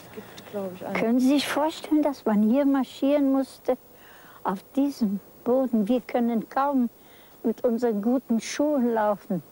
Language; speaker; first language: German; native; German